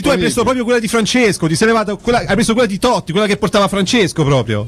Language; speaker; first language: Italian; native; Italian